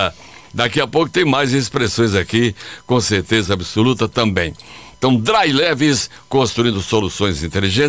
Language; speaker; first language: Portuguese; native; Portuguese